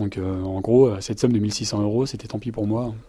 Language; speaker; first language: French; native; French